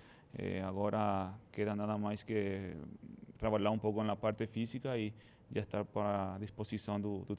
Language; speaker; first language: Portuguese; non-native, fluent; Spanish